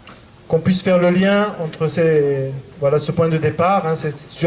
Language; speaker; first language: French; native; French